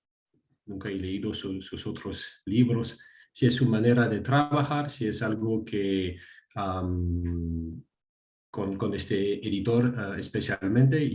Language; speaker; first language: Spanish; non-native, fluent; French